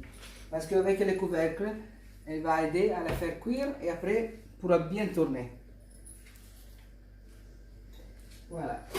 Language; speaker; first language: French; non-native, fluent; Italian